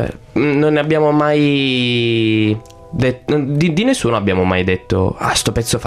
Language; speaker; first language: Italian; native; Italian